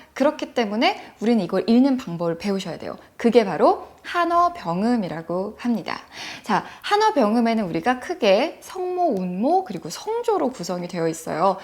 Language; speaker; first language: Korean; native; Korean